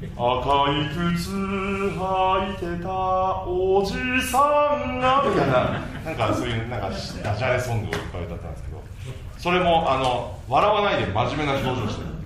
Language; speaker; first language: Japanese; native; Japanese